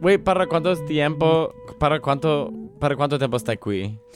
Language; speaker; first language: Spanish; non-native, learner; English